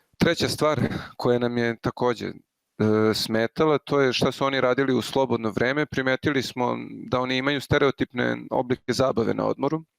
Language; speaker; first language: Bosnian; native; Bosnian